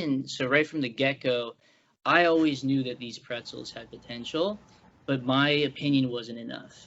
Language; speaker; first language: English; native; English